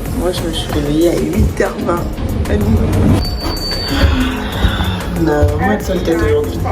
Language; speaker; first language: French; native; French